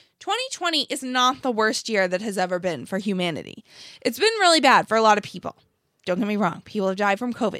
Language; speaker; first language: English; native; English